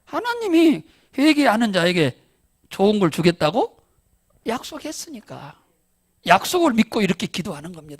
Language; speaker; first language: Korean; native; Korean